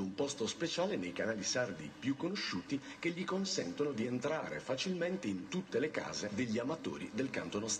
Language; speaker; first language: Italian; native; Italian